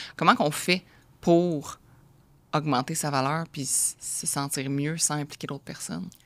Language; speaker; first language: French; native; French